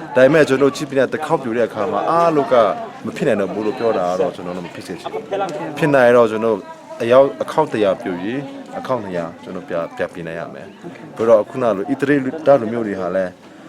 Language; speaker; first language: Burmese; non-native, local second language; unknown